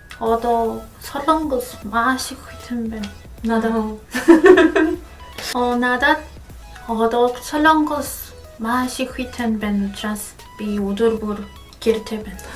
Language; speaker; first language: Mongolian; non-native, learner; Spanish